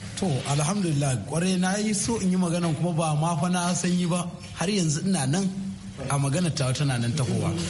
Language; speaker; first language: Hausa; non-native, local second language; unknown